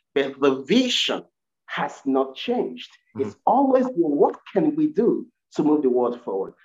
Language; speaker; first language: English; non-native, local second language; Igbo